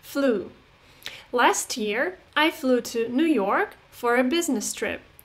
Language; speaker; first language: English; non-native, fluent; Russian